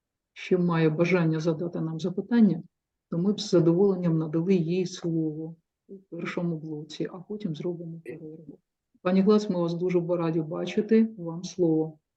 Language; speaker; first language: Ukrainian; native; Ukrainian